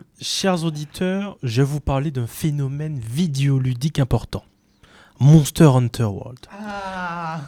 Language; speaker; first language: French; native; French